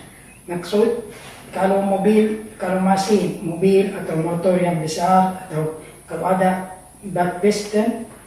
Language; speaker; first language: Indonesian; non-native, learner; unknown